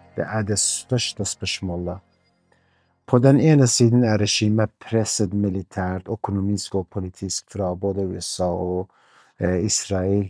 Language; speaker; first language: Norwegian; non-native, fluent; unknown